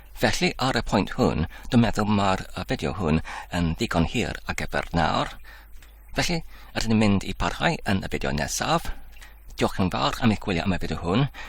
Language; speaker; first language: Welsh; non-native, local second language; English